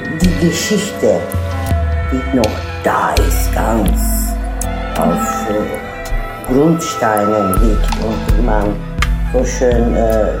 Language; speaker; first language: German; non-native, fluent; Turkish